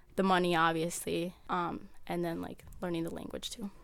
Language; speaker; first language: English; early bilingual, other home language; Amharic